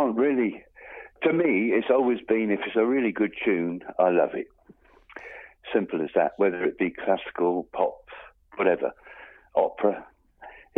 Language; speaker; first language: English; native; English